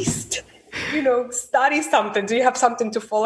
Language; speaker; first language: English; non-native, fluent; Spanish